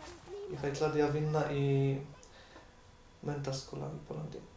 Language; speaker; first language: Icelandic; non-native, learner; Polish